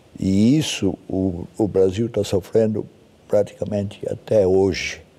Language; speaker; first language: Portuguese; early bilingual, other home language; German